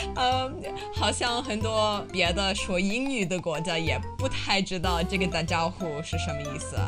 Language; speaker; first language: Chinese; non-native, fluent; English